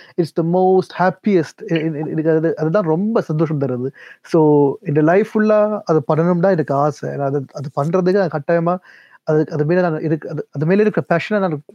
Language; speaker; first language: Tamil; early bilingual, heritage; Tamil